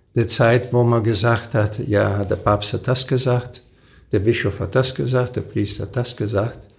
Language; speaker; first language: German; early bilingual, other home language; Portuguese